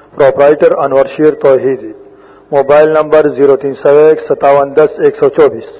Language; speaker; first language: Urdu; non-native, local second language; Punjabi